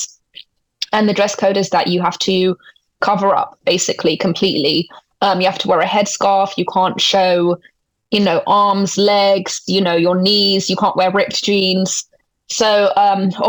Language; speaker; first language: English; native; English